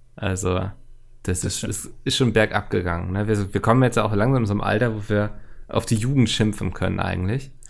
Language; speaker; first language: German; native; German